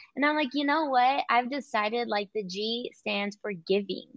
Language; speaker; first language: English; early bilingual, other home language; Spanish